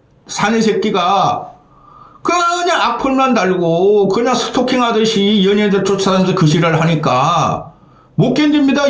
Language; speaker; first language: Korean; native; Korean